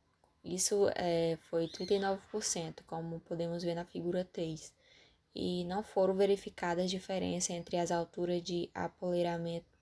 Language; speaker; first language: Portuguese; native; Portuguese